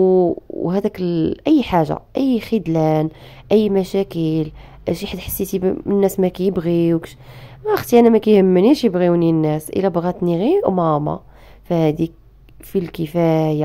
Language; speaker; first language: Arabic; native; Arabic